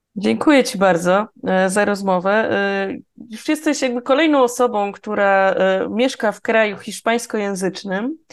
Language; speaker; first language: Polish; native; Polish